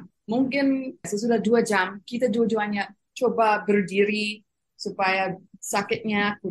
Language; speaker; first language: Indonesian; non-native, fluent; English